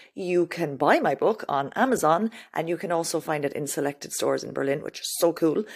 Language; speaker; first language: English; native; English